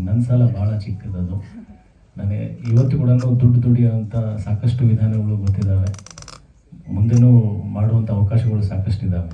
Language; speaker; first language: Kannada; native; Kannada